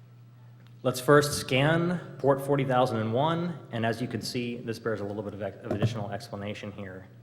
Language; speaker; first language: English; native; English